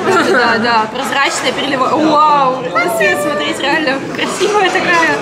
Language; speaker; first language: Russian; native; Russian